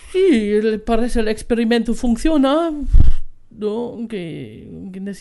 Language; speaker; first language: Spanish; non-native, fluent; German